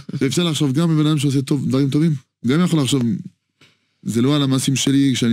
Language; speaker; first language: Hebrew; non-native, fluent; French